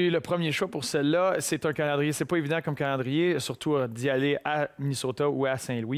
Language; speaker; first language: French; native; French